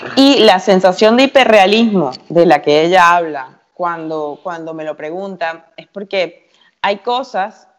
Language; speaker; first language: Spanish; native; Spanish